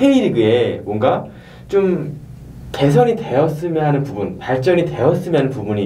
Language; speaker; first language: Korean; native; Korean